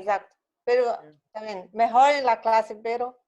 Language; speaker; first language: Spanish; non-native, learner; Portuguese